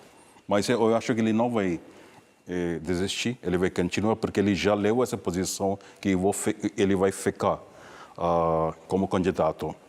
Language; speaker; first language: Portuguese; non-native, fluent; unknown